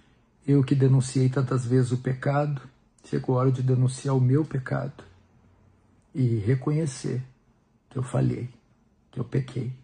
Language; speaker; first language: Portuguese; native; Portuguese